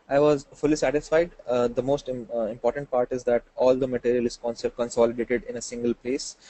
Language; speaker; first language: English; non-native, local second language; Hindi